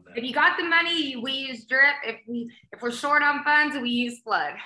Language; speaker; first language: English; native; English